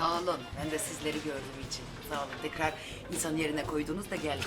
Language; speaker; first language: Turkish; early bilingual, heritage; Turkish